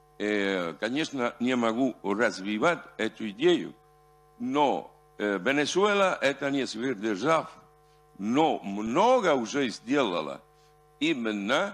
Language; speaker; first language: Russian; non-native, fluent; Spanish